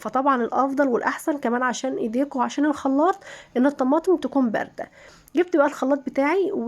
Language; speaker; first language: Arabic; native; Arabic